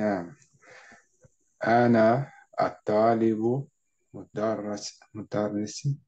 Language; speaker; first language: Arabic; non-native, learner; French